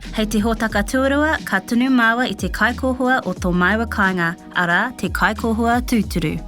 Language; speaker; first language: Māori; non-native, local second language; English